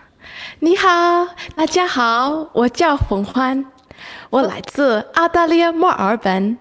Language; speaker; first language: Chinese; non-native, learner; English